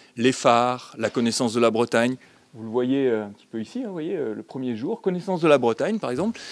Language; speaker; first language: French; native; French